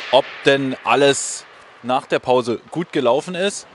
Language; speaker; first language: German; native; German